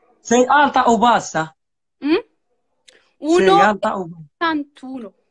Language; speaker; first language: Italian; non-native, learner; Arabic